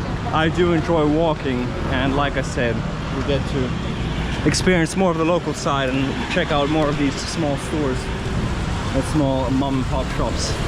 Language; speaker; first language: English; non-native, fluent; Finnish